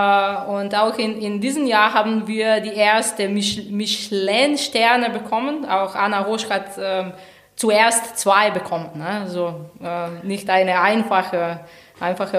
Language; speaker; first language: German; non-native, fluent; Slovenian